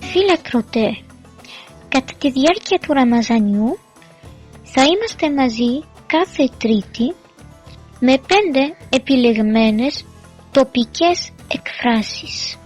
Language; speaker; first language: Greek; non-native, fluent; Arabic